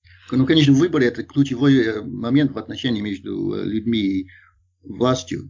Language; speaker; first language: Russian; non-native, fluent; English